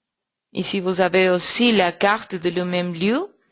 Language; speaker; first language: French; non-native, learner; Spanish